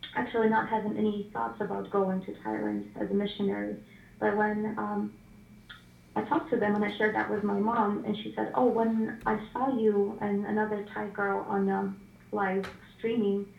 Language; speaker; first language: English; non-native, fluent; Ukrainian